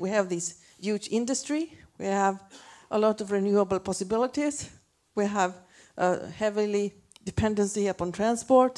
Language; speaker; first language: English; non-native, fluent; Swedish